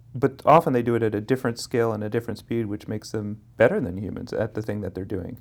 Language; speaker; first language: English; native; English